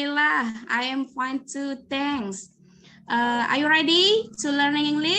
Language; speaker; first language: English; non-native, learner; Indonesian